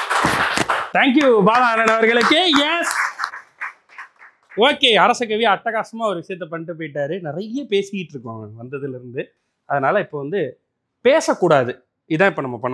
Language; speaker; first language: Tamil; native; Tamil